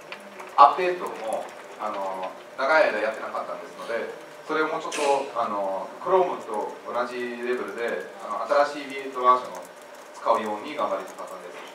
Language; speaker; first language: Japanese; non-native, fluent; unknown